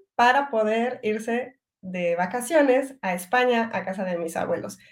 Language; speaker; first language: Spanish; non-native, fluent; French